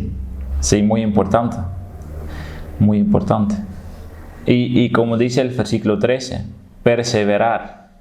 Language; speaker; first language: Spanish; non-native, fluent; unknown